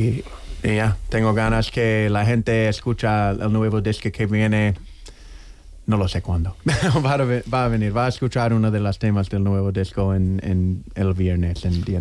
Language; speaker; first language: Spanish; non-native, learner; English